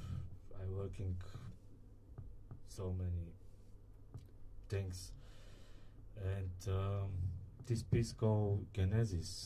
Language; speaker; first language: English; non-native, learner; Bulgarian